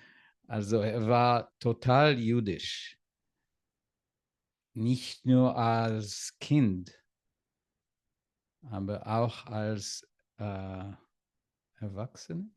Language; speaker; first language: German; non-native, learner; Hebrew